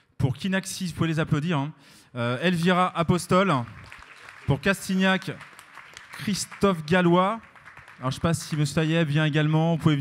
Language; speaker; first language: French; native; French